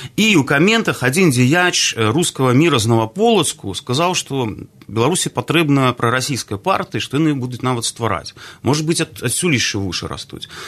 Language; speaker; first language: Belarusian; non-native, local second language; Russian